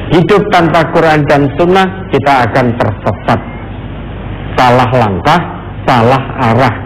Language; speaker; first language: Indonesian; non-native, local second language; Javanese